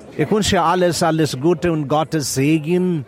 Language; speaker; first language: German; non-native, learner; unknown